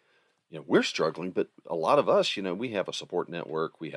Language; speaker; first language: English; native; English